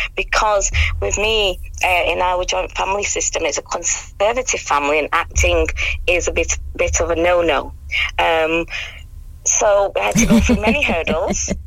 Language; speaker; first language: English; native; English